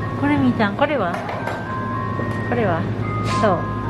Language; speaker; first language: Japanese; non-native, fluent; Filipino